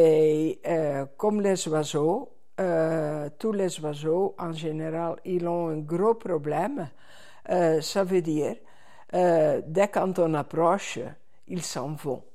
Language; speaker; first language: French; non-native, fluent; Dutch